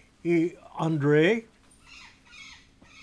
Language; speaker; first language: Portuguese; non-native, learner; English